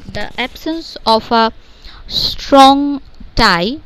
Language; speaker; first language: English; non-native, local second language; Bangla